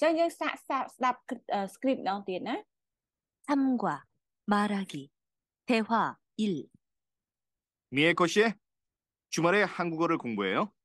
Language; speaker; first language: Korean; non-native, fluent; Khmer